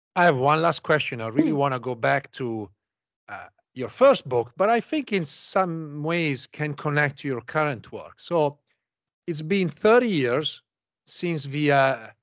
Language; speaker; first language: English; non-native, fluent; Italian